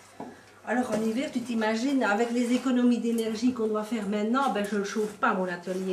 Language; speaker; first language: French; native; French